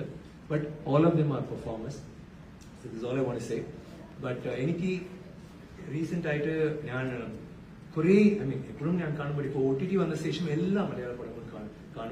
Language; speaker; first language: Malayalam; non-native, learner; Tamil